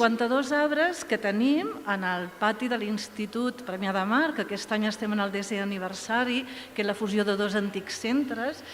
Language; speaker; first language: Catalan; native; Catalan